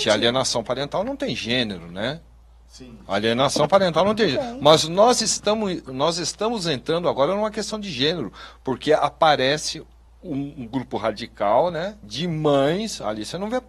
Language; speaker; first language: Portuguese; native; Portuguese